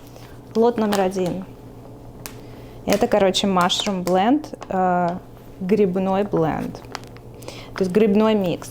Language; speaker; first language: Russian; native; Russian